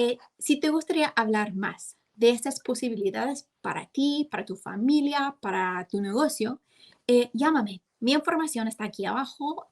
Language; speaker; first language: Spanish; non-native, fluent; English